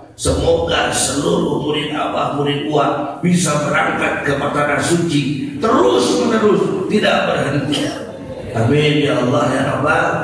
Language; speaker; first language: Malay; non-native, local second language; Sundanese